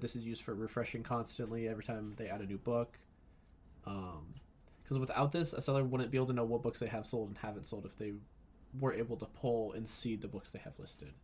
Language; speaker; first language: English; native; English